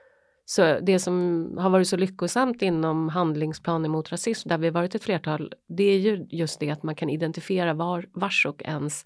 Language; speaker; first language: Swedish; native; Swedish